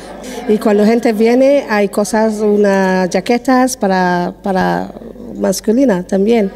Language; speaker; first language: Spanish; non-native, learner; English